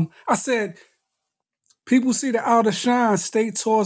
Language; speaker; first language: English; native; English